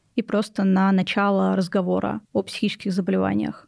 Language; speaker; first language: Russian; native; Russian